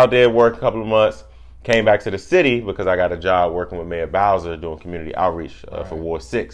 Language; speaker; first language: English; native; English